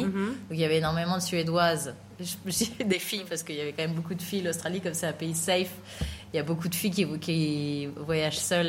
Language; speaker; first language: French; native; French